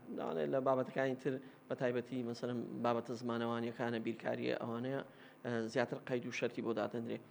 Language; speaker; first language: Central Kurdish; native; Central Kurdish